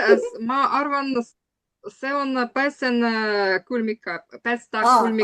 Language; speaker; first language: Estonian; non-native, learner; Russian